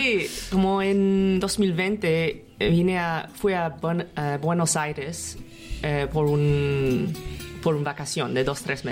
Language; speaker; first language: Spanish; non-native, learner; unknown